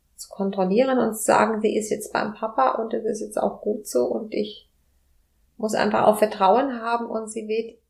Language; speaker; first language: German; non-native, fluent; Spanish